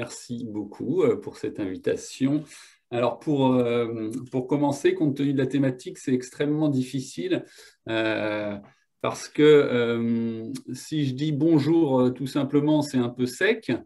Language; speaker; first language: French; native; French